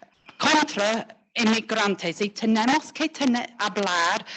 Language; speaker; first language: Spanish; non-native, learner; English